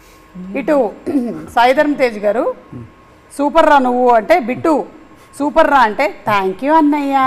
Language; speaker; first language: Telugu; native; Telugu